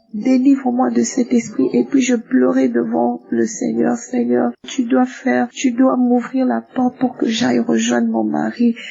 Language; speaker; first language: French; non-native, local second language; Lingala